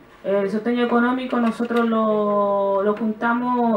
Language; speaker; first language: Spanish; native; Spanish